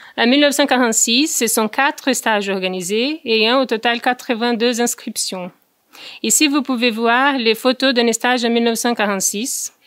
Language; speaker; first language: French; non-native, fluent; Portuguese